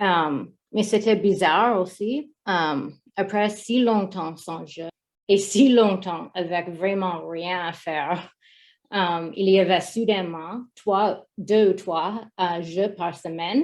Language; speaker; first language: French; non-native, learner; English